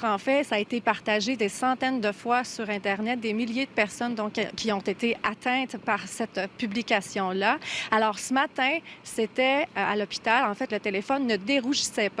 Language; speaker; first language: French; native; French